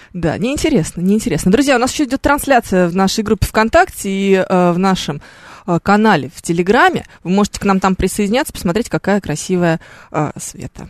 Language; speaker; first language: Russian; native; Russian